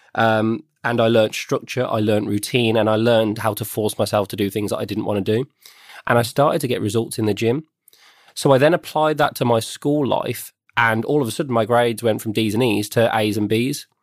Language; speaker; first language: English; native; English